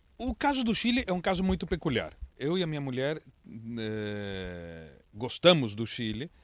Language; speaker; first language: Portuguese; native; Portuguese